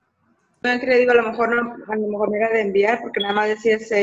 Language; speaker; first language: Spanish; early bilingual, heritage; Spanish